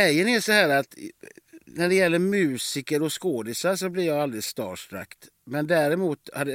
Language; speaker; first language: Swedish; native; Swedish